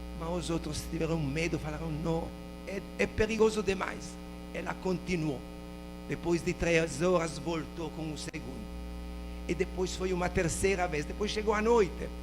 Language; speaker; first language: Portuguese; non-native, fluent; Italian